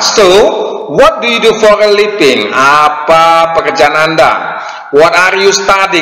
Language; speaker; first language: English; non-native, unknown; Indonesian